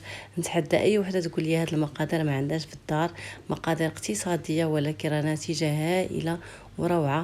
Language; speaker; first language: Arabic; native; Arabic